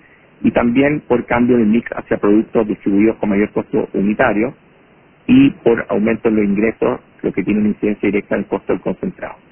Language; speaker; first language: Spanish; native; Spanish